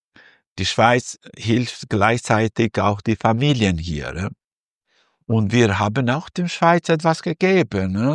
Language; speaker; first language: German; non-native, fluent; Albanian